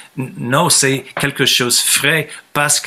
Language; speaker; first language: French; non-native, fluent; English